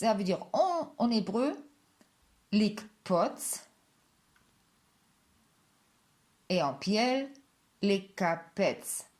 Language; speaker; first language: French; non-native, fluent; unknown